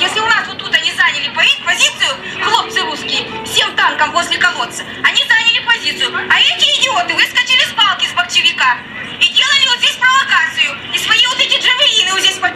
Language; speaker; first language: Russian; native; Russian